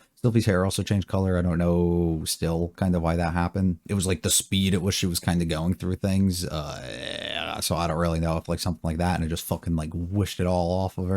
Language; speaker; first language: English; native; English